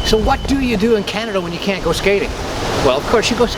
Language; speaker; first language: English; native; English